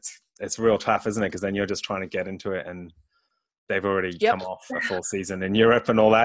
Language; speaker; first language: English; native; English